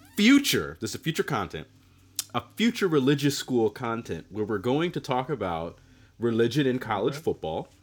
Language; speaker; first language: English; native; English